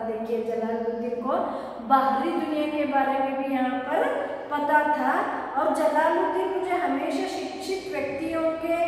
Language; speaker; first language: Hindi; non-native, local second language; Kannada